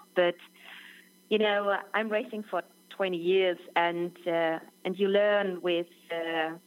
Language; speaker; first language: English; non-native, fluent; German